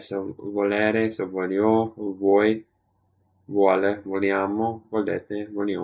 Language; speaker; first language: Italian; non-native, learner; English